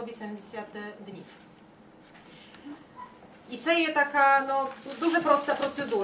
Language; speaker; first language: Ukrainian; non-native, fluent; Polish